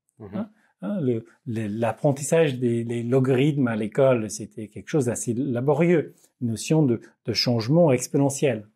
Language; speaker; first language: French; non-native, fluent; Dutch